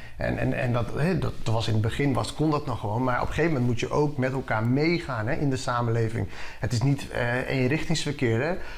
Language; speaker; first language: Dutch; early bilingual, other home language; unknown